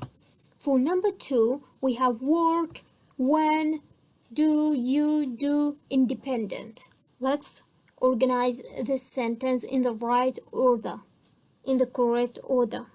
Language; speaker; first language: English; non-native, fluent; Central Kurdish